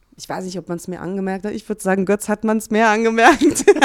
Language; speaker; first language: German; early bilingual, other home language; Hungarian